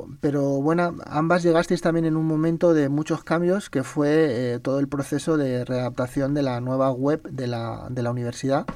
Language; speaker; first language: Spanish; native; Spanish